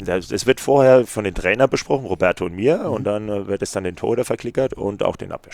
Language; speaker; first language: German; native; German